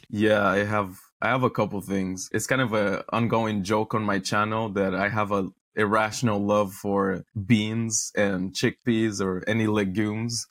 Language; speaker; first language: English; non-native, fluent; Romanian